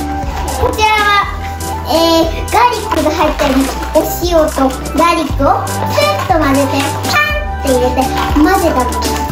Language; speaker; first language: Japanese; native; Japanese